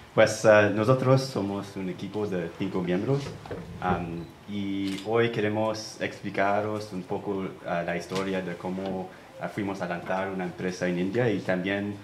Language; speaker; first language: Spanish; non-native, fluent; English